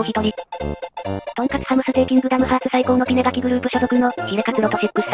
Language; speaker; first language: Japanese; native; Japanese